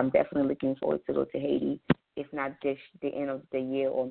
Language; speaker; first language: English; non-native, fluent; Haitian Creole